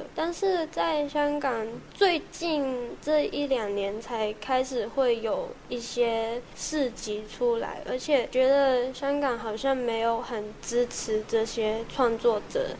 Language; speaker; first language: Chinese; non-native, local second language; Cantonese